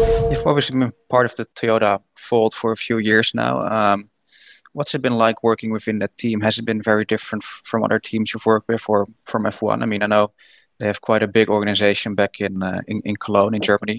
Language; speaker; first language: English; non-native, fluent; Dutch